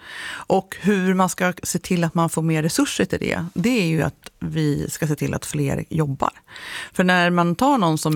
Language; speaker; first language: Swedish; native; Swedish